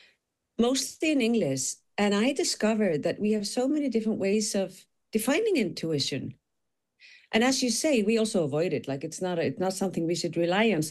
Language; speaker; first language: English; non-native, fluent; Icelandic